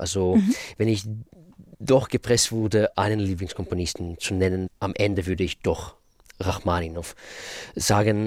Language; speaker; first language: German; non-native, fluent; Russian